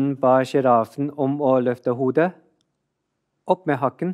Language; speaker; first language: Norwegian; non-native, fluent; Chinese